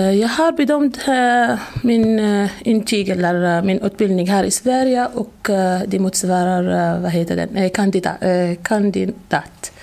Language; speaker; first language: Swedish; non-native, fluent; Arabic